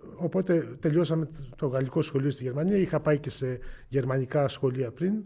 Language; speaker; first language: Greek; early bilingual, heritage; Greek